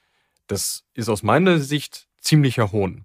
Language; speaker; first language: German; native; German